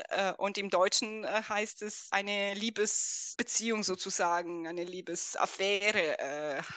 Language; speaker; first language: German; non-native, fluent; Italian